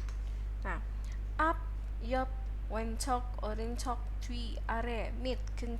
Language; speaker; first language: Korean; non-native, fluent; Indonesian